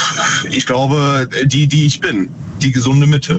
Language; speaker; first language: German; native; German